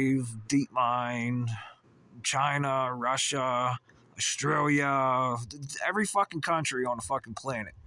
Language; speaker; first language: English; native; English